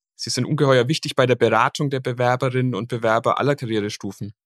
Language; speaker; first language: German; native; German